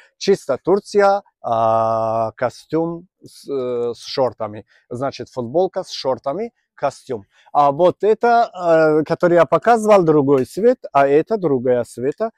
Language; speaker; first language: Russian; non-native, learner; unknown